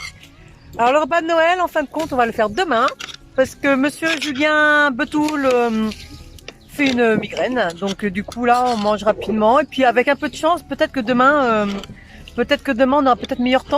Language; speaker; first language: French; native; French